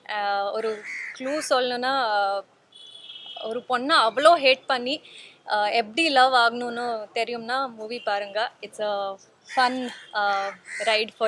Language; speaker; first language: Tamil; non-native, learner; Kannada